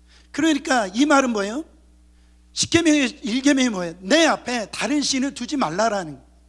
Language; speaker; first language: Korean; native; Korean